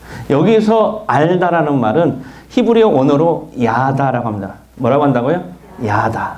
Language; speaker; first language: Korean; native; Korean